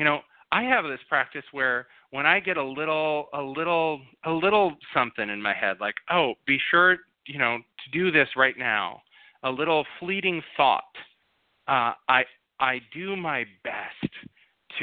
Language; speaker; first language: English; native; English